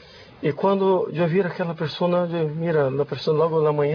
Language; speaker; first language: Spanish; non-native, learner; Portuguese